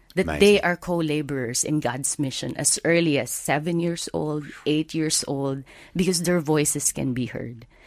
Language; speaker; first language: English; non-native, local second language; Filipino